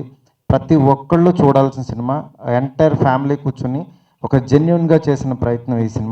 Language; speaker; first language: Telugu; native; Telugu